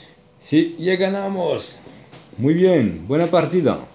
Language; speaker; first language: Spanish; non-native, learner; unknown